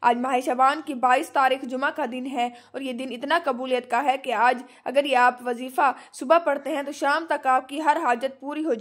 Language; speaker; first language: Urdu; native; Urdu